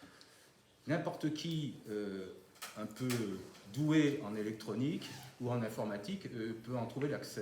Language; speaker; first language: French; native; French